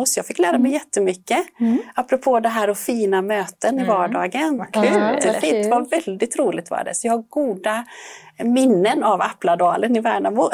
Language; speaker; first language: Swedish; native; Swedish